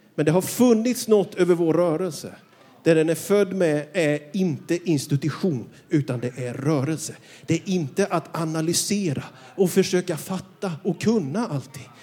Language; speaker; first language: Swedish; native; Swedish